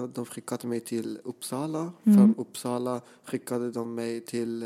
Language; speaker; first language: Swedish; non-native, fluent; Persian